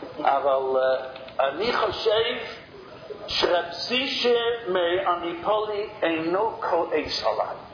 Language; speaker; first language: Hebrew; non-native, fluent; English